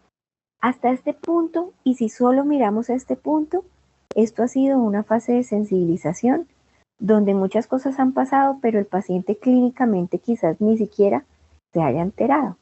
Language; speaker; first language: Spanish; native; Spanish